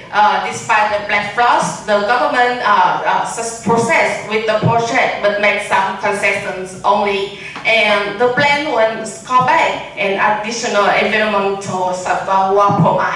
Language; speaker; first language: English; non-native, learner; Vietnamese